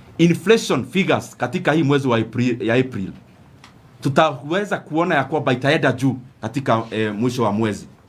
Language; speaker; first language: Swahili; non-native, local second language; Kikuyu